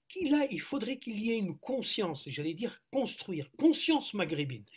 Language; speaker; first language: French; non-native, local second language; Arabic